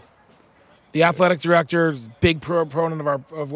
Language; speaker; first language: English; native; English